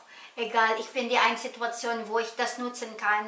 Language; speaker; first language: German; non-native, learner; Filipino